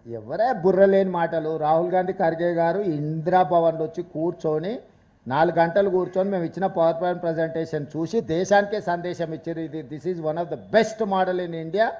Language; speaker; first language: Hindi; non-native, local second language; Telugu